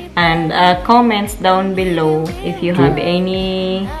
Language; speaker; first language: English; non-native, local second language; Filipino